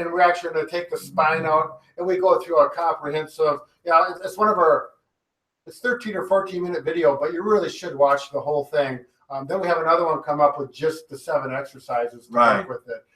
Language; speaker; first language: English; native; English